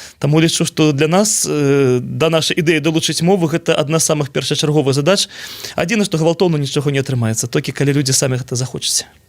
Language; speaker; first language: Belarusian; non-native, local second language; Russian